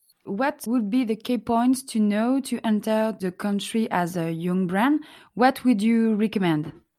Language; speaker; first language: English; non-native, fluent; French